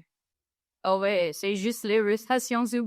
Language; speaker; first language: French; non-native, fluent; English